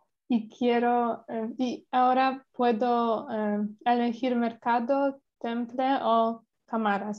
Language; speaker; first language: Spanish; non-native, learner; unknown